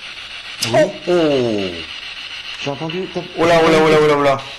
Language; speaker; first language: French; native; French